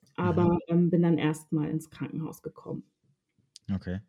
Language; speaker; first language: German; native; German